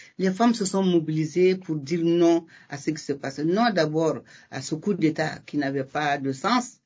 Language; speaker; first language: French; non-native, local second language; Bambara